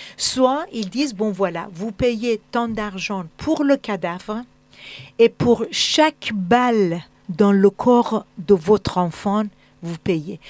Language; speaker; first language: French; non-native, fluent; Persian